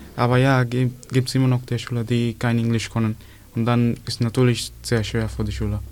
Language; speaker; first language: German; non-native, learner; Punjabi